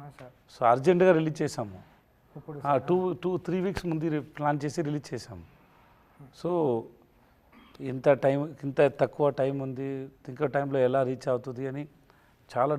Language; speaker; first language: Telugu; non-native, learner; Tamil